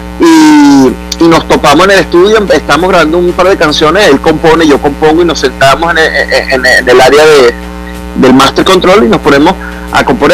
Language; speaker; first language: Spanish; native; Spanish